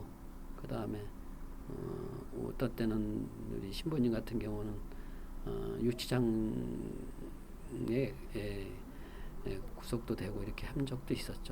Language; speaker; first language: Korean; native; Korean